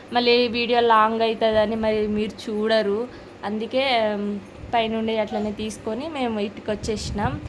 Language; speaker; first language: Telugu; non-native, local second language; Lambadi